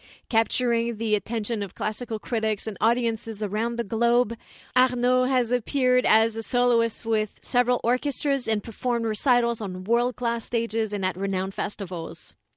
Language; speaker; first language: English; non-native, fluent; French